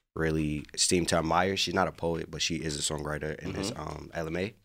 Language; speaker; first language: English; native; English